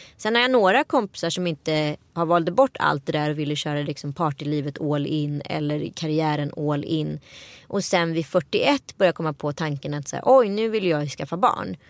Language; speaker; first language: Swedish; native; Swedish